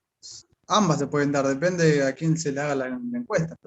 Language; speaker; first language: Spanish; native; Spanish